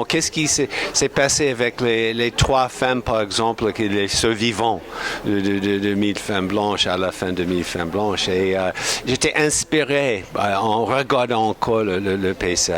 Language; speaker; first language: French; non-native, fluent; English